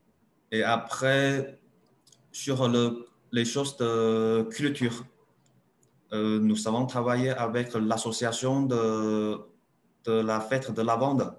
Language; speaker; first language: French; non-native, learner; Chinese